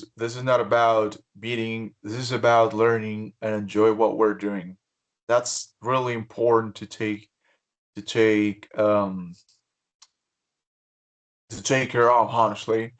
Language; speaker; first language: English; non-native, fluent; Spanish